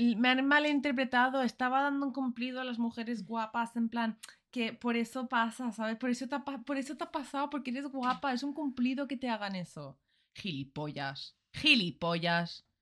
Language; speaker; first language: Spanish; non-native, fluent; English